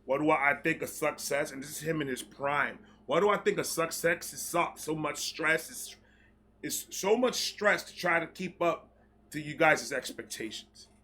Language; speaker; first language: English; native; English